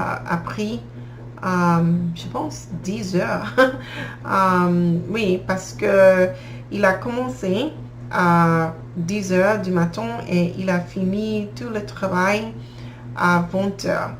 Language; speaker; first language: French; non-native, learner; English